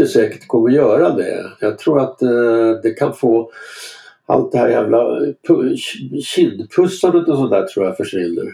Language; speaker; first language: Swedish; native; Swedish